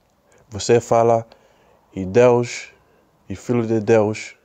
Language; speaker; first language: Portuguese; non-native, learner; Spanish